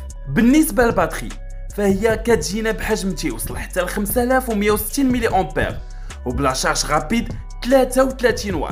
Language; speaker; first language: Arabic; native; Arabic